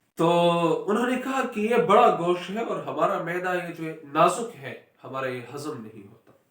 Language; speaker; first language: Urdu; non-native, local second language; Pashto